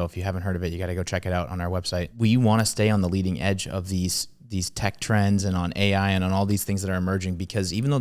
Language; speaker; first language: English; native; English